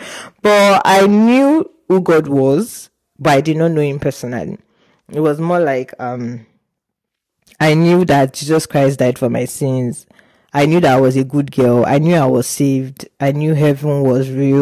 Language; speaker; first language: English; non-native, local second language; Yoruba